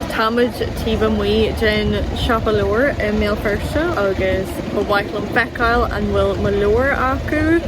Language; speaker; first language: Irish; non-native, local second language; English